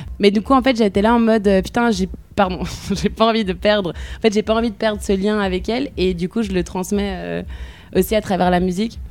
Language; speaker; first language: French; native; French